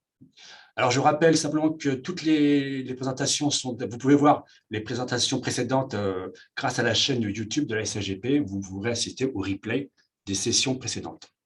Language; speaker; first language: French; native; French